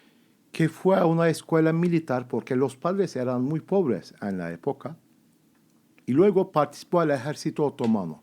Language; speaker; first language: Spanish; non-native, fluent; Turkish